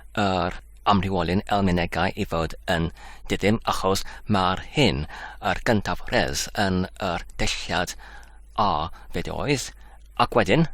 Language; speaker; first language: Welsh; non-native, learner; English